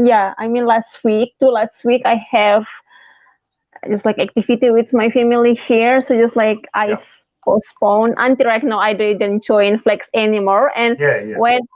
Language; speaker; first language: English; non-native, learner; Indonesian